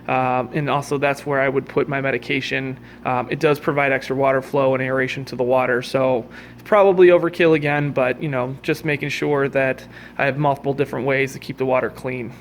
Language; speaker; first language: English; native; English